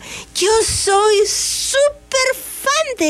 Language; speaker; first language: Spanish; native; Spanish